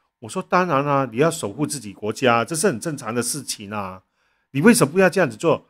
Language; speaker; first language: Chinese; non-native, local second language; Cantonese